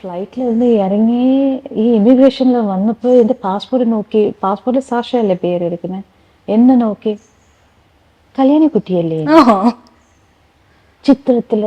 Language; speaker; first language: Malayalam; non-native, fluent; Tamil